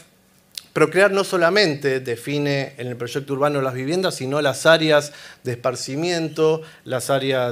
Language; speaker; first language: Spanish; native; Spanish